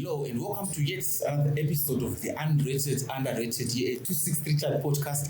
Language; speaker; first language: English; non-native, local second language; Shona